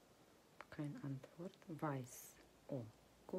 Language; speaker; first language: German; non-native, fluent; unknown